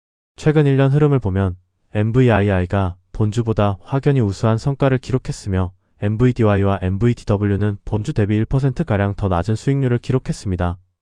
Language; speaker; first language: Korean; native; Korean